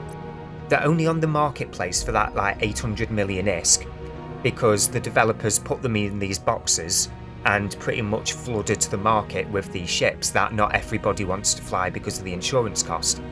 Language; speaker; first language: English; native; English